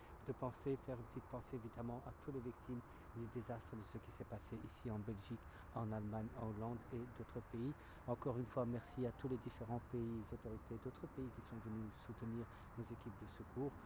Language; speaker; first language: French; native; French